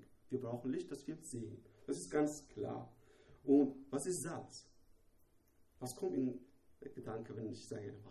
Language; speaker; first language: German; non-native, learner; Persian